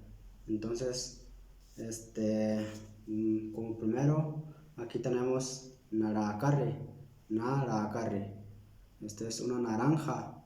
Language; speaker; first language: Spanish; non-native, local second language; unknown